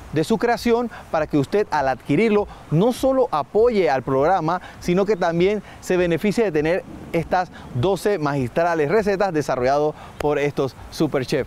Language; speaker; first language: Spanish; native; Spanish